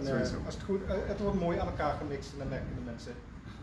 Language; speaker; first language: Dutch; native; Dutch